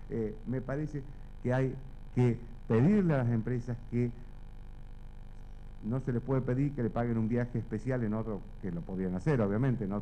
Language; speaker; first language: Spanish; native; Spanish